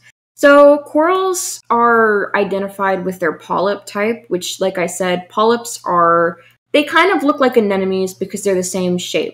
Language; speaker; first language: English; native; English